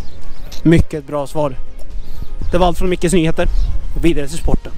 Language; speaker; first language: Swedish; native; Swedish